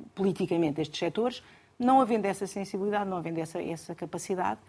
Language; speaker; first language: Portuguese; native; Portuguese